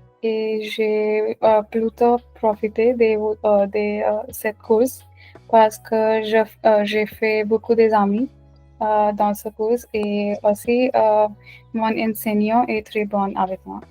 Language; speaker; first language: French; non-native, learner; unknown